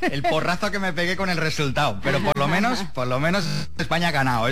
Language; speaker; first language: Spanish; native; Spanish